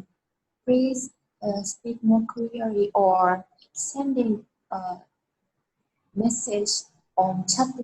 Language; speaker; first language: English; non-native, learner; Japanese